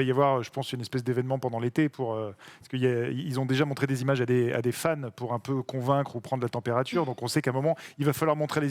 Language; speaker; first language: French; native; French